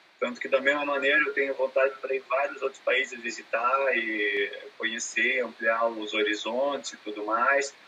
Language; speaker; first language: Portuguese; native; Portuguese